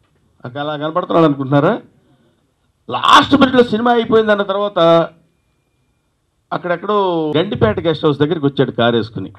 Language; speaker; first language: Telugu; native; Telugu